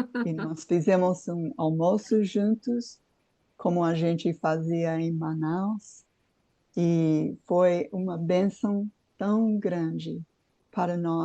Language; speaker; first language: Portuguese; non-native, fluent; English